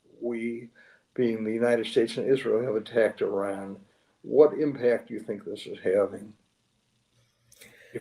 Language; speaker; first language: English; native; English